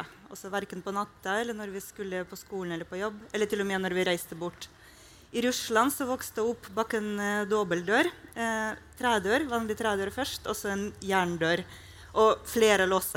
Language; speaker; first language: Norwegian; non-native, fluent; Russian